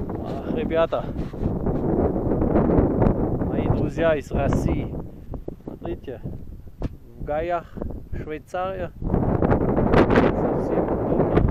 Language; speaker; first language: Russian; non-native, learner; German